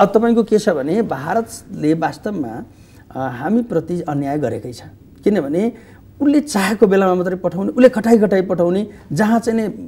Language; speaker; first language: Nepali; non-native, local second language; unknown